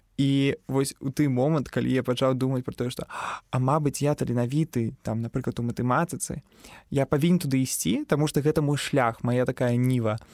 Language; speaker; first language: Belarusian; non-native, local second language; Russian